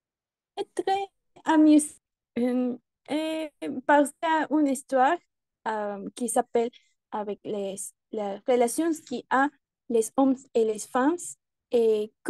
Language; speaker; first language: French; non-native, learner; Spanish